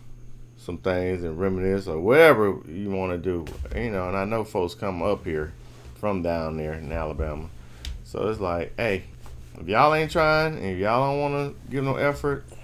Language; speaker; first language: English; native; English